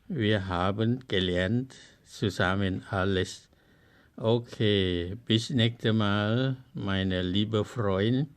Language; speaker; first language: German; non-native, learner; Thai